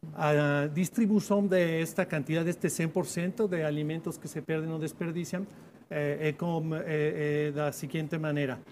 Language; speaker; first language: Portuguese; non-native, learner; Spanish